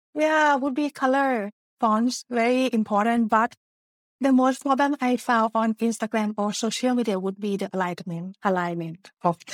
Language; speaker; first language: English; non-native, learner; Thai